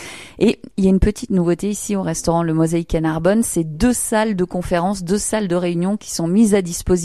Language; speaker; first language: French; native; French